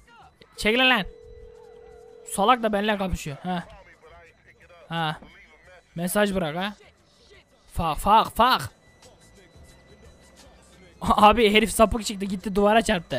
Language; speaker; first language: Turkish; native; Turkish